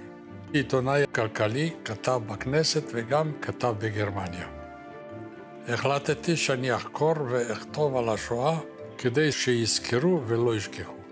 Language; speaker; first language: Hebrew; non-native, fluent; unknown